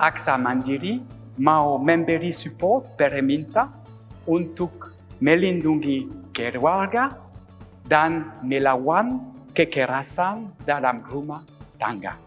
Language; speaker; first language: Indonesian; non-native, learner; French